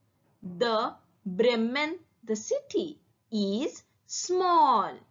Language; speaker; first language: English; non-native, fluent; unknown